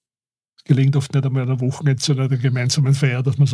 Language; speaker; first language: German; native; German